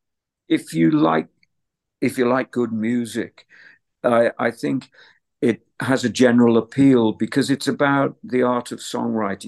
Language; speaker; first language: English; native; English